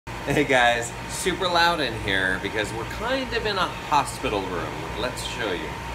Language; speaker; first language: English; native; English